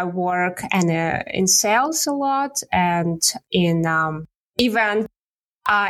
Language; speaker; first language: English; non-native, learner; Russian